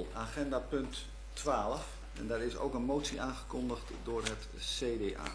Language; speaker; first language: Dutch; native; Dutch